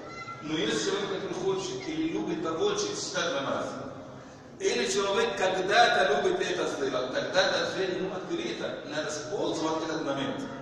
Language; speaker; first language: Russian; non-native, fluent; Arabic